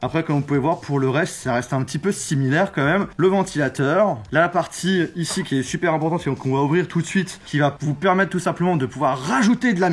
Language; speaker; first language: French; native; French